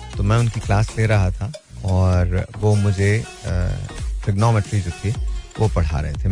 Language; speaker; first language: Urdu; native; Urdu